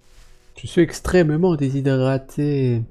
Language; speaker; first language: French; native; French